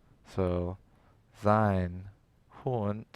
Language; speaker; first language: German; non-native, learner; English